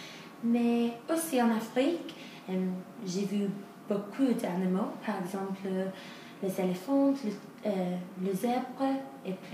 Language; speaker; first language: French; non-native, learner; English